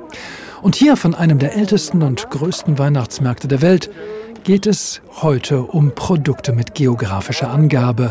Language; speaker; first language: German; native; German